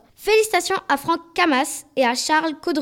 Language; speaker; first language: French; native; French